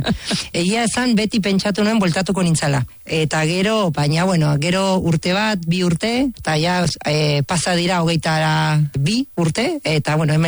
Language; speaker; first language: Basque; non-native, fluent; Spanish